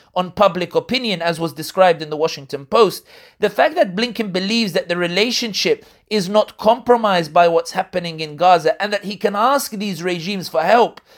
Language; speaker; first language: English; native; English